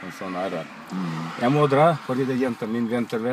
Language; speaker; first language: Norwegian; non-native, learner; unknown